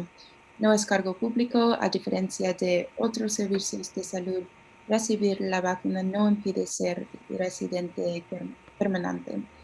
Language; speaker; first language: Spanish; non-native, learner; English